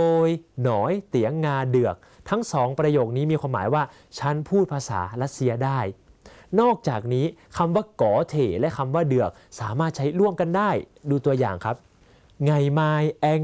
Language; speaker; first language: Thai; native; Thai